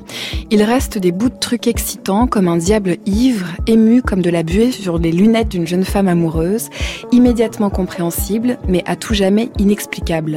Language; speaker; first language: French; native; French